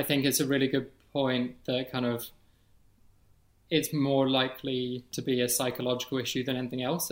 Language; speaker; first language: English; native; English